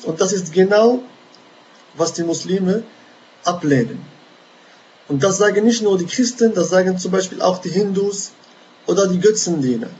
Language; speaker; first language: German; non-native, fluent; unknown